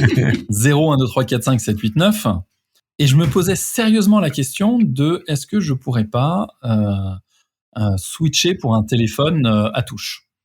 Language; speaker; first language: French; native; French